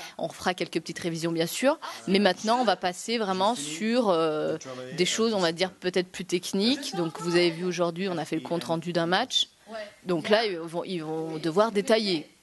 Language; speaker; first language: French; native; French